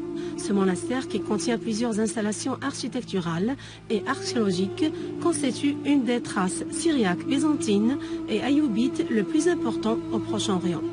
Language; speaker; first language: French; non-native, fluent; Arabic